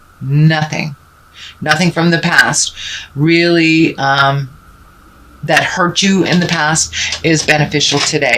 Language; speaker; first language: English; native; English